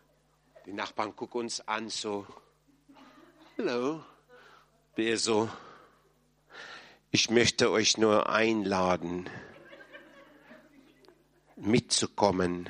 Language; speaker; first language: German; non-native, fluent; English